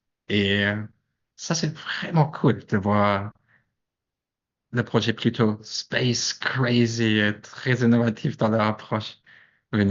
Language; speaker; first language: French; non-native, fluent; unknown